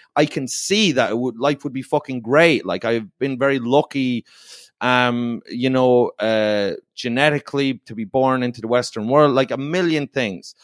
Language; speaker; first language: English; native; English